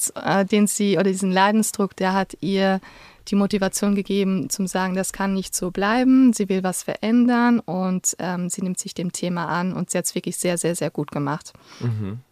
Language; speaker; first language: German; non-native, local second language; Luxembourgish